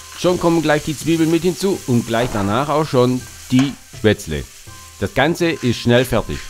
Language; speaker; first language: German; native; German